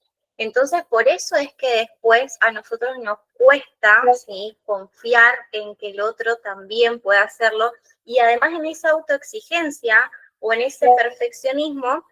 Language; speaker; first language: Spanish; native; Spanish